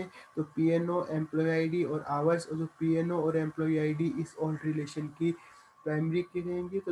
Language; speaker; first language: Hindi; native; Hindi